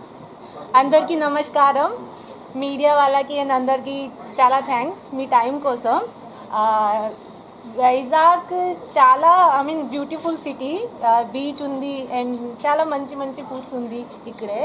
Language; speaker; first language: Telugu; non-native, learner; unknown